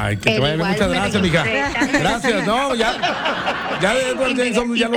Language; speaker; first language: Spanish; native; Spanish